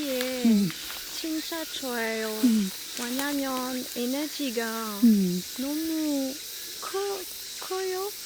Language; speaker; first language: Korean; non-native, learner; French